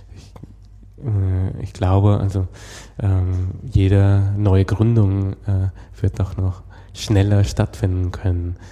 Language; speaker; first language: German; non-native, fluent; Spanish